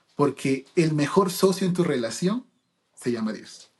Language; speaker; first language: Spanish; early bilingual, heritage; Spanish